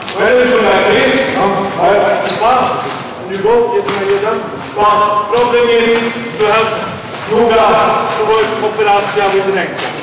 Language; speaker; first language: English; non-native, learner; Polish